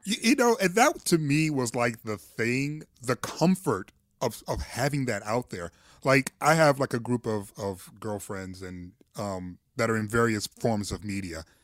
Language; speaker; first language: English; native; English